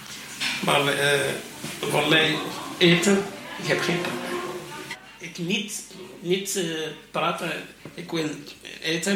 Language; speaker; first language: Dutch; non-native, learner; Arabic